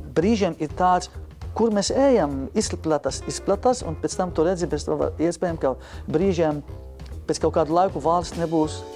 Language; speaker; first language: Latvian; non-native, fluent; Arabic